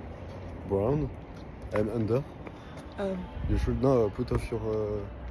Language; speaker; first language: English; non-native, learner; French